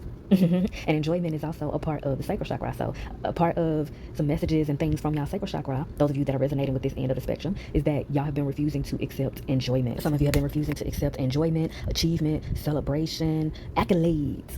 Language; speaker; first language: English; native; English